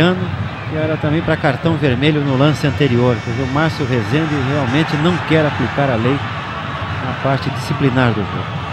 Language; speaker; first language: Portuguese; native; Portuguese